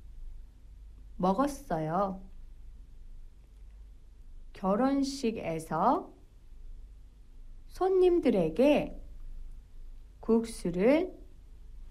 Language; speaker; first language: English; non-native, fluent; Korean